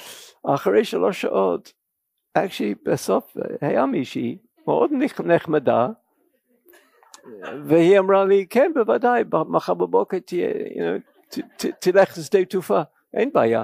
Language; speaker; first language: Hebrew; non-native, fluent; English